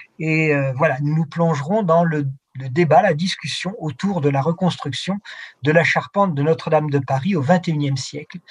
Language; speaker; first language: French; native; French